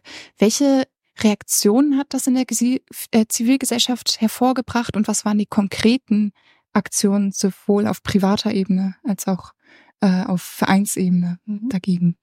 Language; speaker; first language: German; native; German